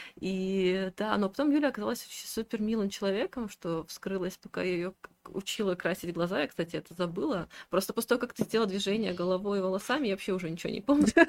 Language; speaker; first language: Russian; native; Russian